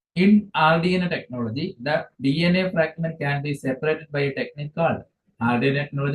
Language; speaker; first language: English; non-native, local second language; Malayalam